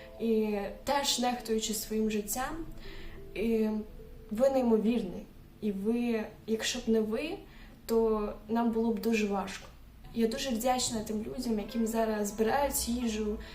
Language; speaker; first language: Ukrainian; non-native, local second language; Russian